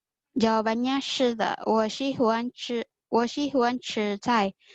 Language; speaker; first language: Chinese; non-native, learner; Indonesian